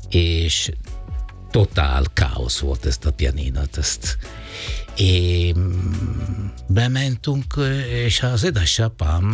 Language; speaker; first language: Hungarian; non-native, learner; Italian